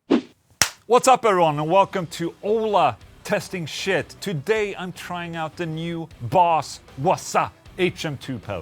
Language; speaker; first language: English; non-native, fluent; Swedish